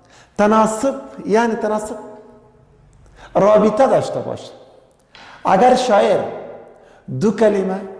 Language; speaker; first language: Persian; non-native, local second language; Pashto